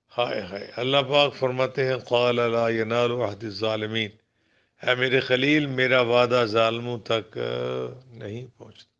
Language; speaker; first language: Urdu; non-native, local second language; Punjabi